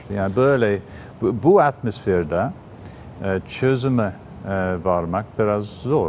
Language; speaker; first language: Turkish; non-native, fluent; English